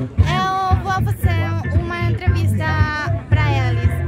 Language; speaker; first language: Portuguese; non-native, learner; Spanish